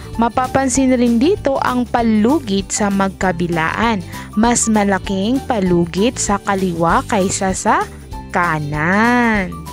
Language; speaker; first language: Filipino; non-native, local second language; Maranao